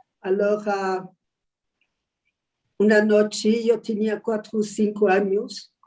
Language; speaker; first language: Spanish; early bilingual, heritage; Ladino